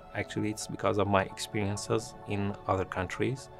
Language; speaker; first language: English; non-native, fluent; Persian